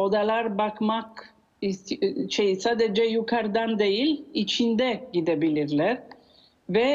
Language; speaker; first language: Turkish; non-native, learner; Italian